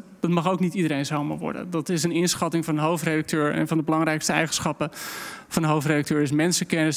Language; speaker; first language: Dutch; native; Dutch